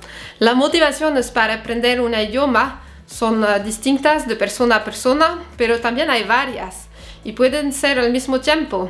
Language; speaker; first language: Spanish; non-native, fluent; French